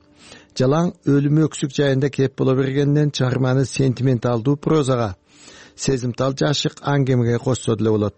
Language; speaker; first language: Kyrgyz; native; Kyrgyz